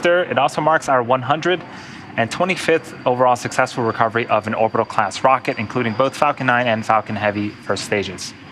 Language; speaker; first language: English; native; English